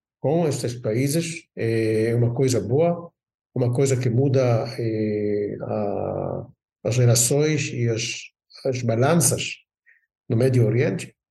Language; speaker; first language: Portuguese; non-native, fluent; Hebrew